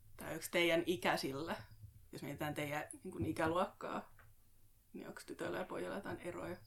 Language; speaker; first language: Finnish; native; Finnish